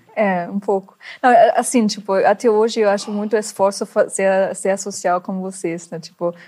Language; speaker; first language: Portuguese; non-native, fluent; German